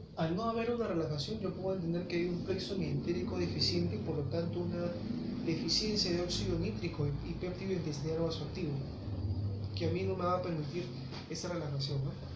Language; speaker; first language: Spanish; native; Spanish